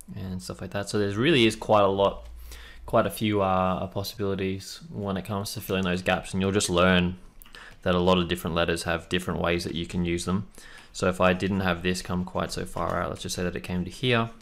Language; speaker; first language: English; native; English